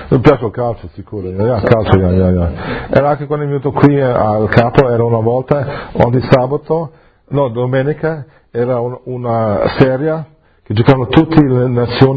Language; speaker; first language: Italian; early bilingual, heritage; English